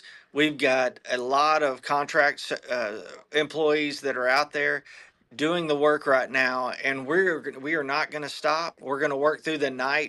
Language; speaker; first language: English; native; English